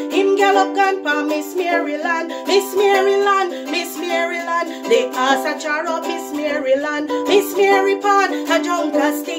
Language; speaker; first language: English; non-native, local second language; Jamaican Creole English